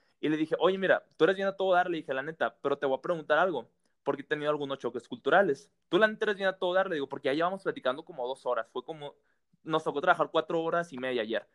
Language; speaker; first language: Spanish; native; Spanish